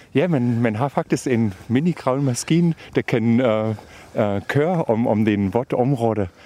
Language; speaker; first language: Danish; non-native, fluent; German